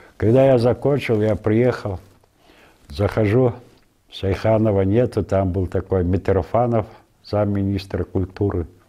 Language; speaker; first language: Russian; non-native, local second language; Ingush